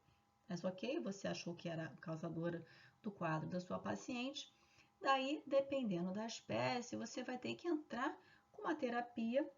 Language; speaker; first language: Portuguese; native; Portuguese